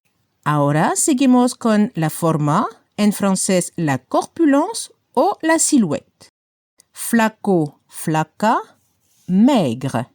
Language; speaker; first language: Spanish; non-native, fluent; French